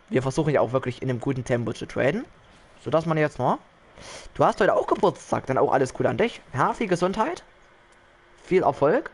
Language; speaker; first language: German; native; German